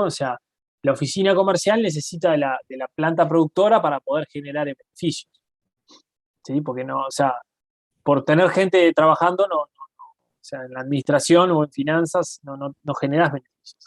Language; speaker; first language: Spanish; native; Spanish